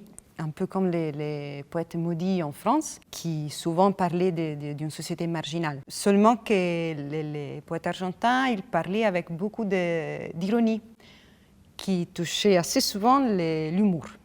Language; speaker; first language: French; non-native, fluent; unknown